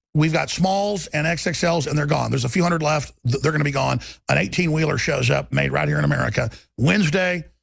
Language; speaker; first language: English; native; English